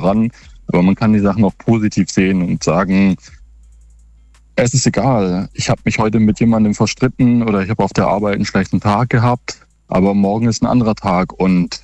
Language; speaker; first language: German; native; German